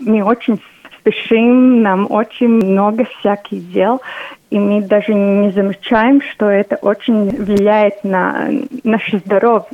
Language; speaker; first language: Russian; non-native, local second language; Latvian